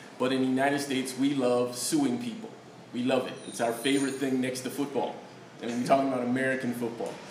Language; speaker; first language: English; native; English